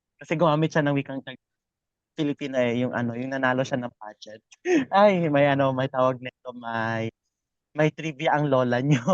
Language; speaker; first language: Filipino; non-native, local second language; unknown